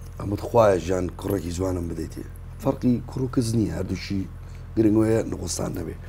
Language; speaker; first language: Central Kurdish; native; Central Kurdish